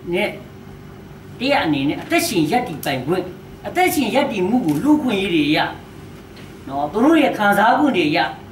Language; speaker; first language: Burmese; non-native, local second language; S'gaw Karen